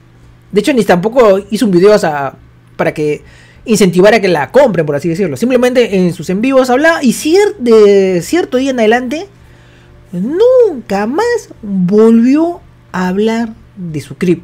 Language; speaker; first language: Spanish; native; Spanish